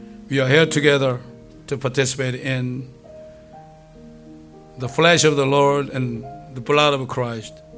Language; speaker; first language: English; non-native, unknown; Korean